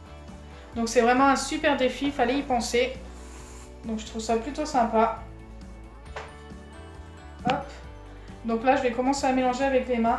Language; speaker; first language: French; native; French